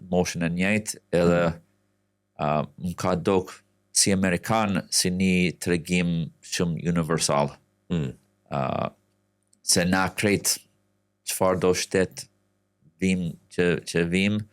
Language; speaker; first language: Albanian; non-native, fluent; English